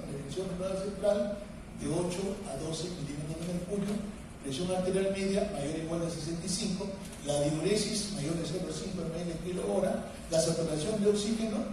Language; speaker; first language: Spanish; native; Spanish